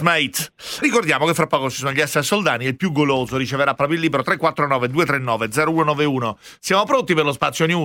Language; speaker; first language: Italian; native; Italian